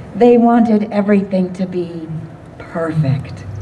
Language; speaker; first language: English; native; English